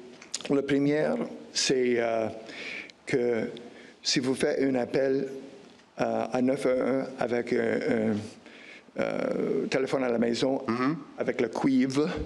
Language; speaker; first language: French; non-native, local second language; English